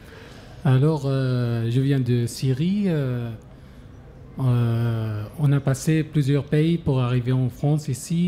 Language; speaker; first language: French; non-native, learner; Arabic